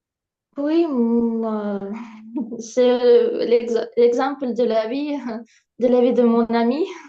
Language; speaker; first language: French; non-native, learner; Ukrainian